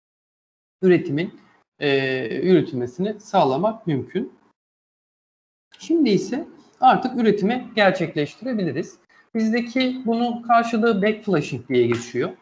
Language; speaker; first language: Turkish; native; Turkish